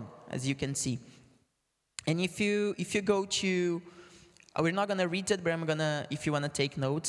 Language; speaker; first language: English; non-native, fluent; Portuguese